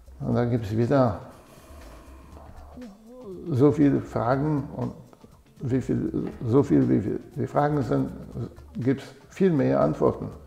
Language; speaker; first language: German; non-native, fluent; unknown